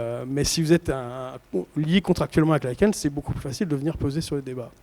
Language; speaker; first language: French; native; French